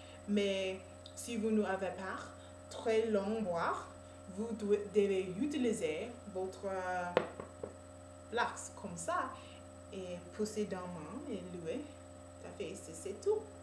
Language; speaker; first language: French; non-native, learner; English